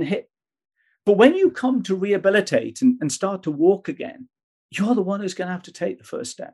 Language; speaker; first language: English; native; English